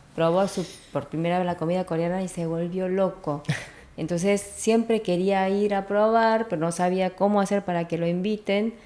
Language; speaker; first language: Spanish; early bilingual, other home language; Korean